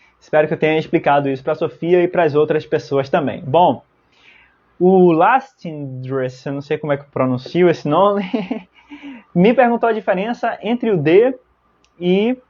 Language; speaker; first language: Portuguese; native; Portuguese